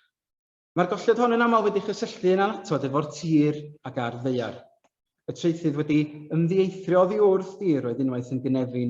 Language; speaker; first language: Welsh; native; Welsh